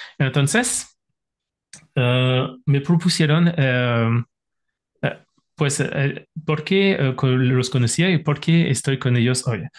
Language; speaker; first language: Spanish; non-native, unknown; French